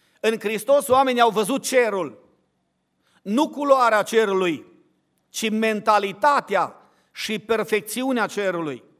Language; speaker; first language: Romanian; native; Romanian